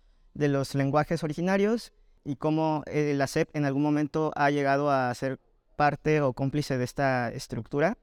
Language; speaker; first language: Spanish; native; Spanish